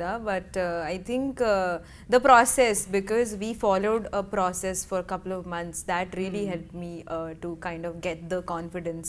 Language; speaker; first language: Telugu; non-native, learner; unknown